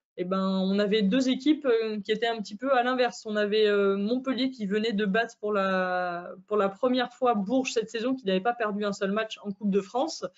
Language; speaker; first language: French; native; French